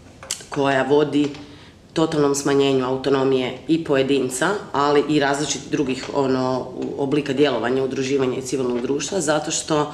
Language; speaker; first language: Croatian; native; Croatian